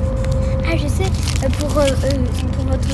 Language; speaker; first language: French; native; French